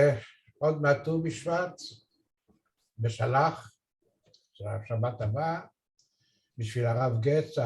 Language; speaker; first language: Hebrew; early bilingual, other home language; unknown